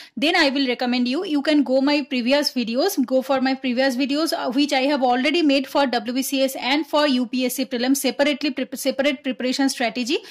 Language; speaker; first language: English; non-native, local second language; Bangla